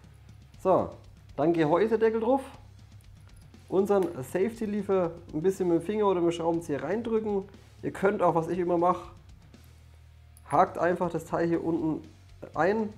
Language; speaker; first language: German; native; German